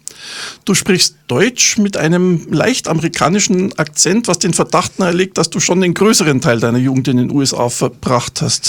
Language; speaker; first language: German; native; German